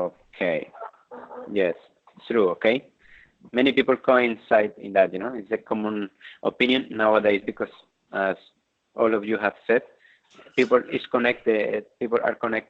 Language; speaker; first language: English; non-native, fluent; Spanish